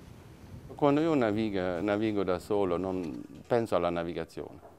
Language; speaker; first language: Italian; non-native, fluent; Swedish